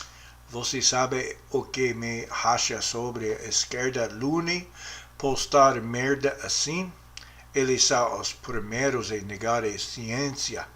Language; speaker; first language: Portuguese; non-native, learner; English